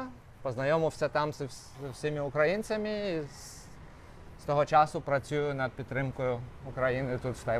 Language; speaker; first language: Ukrainian; non-native, local second language; Russian